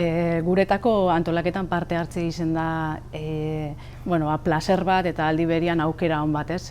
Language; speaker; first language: Basque; native; Basque